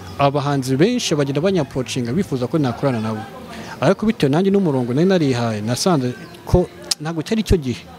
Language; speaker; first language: Kinyarwanda; early bilingual, heritage; Kinyarwanda